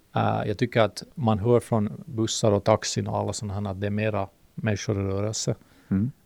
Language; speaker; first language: Swedish; native; Swedish